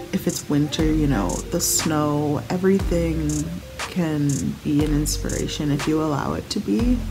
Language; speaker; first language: English; native; English